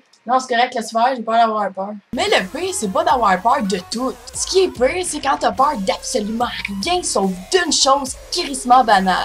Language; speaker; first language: French; native; French